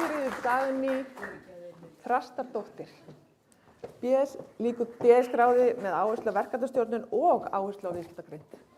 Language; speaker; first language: Icelandic; native; Icelandic